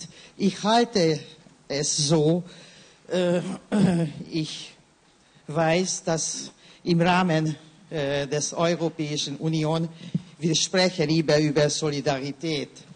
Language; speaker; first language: German; non-native, learner; Hungarian